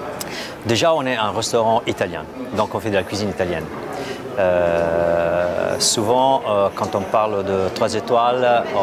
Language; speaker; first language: French; non-native, fluent; Italian